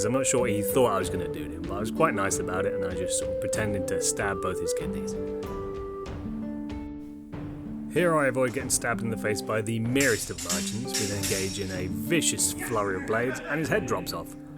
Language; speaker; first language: English; native; English